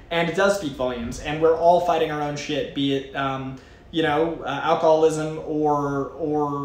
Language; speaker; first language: English; native; English